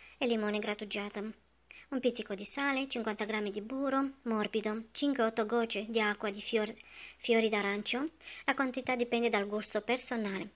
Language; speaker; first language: Italian; non-native, fluent; Romanian